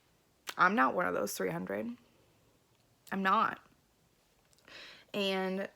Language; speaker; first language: English; native; English